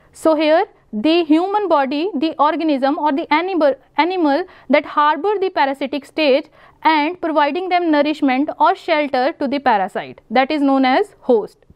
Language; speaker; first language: English; non-native, local second language; Punjabi